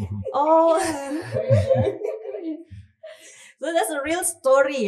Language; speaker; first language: English; non-native, fluent; Indonesian